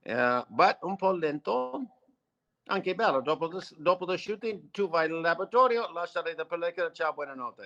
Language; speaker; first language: Italian; non-native, learner; English